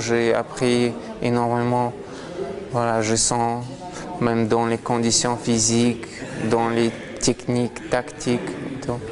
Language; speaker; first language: French; non-native, learner; Russian